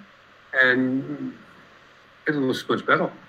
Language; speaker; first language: English; non-native, fluent; Dutch